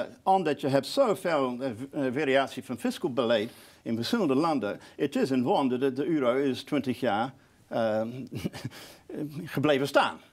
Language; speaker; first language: Dutch; non-native, fluent; English